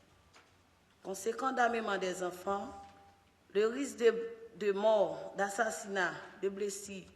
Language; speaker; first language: French; non-native, local second language; Haitian Creole